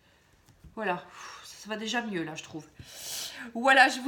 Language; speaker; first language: French; native; French